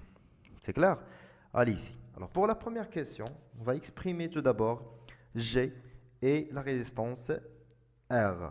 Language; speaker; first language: French; non-native, local second language; Arabic